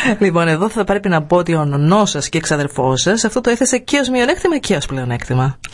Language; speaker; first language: Greek; native; Greek